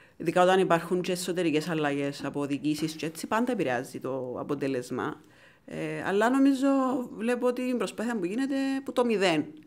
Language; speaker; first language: Greek; native; Greek